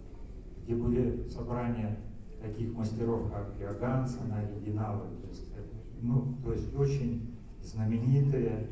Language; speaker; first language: Russian; native; Russian